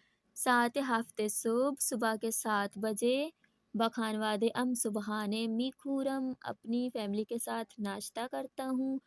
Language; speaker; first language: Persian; non-native, fluent; Urdu